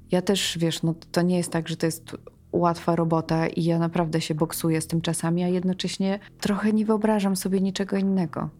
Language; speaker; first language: Polish; early bilingual, heritage; Polish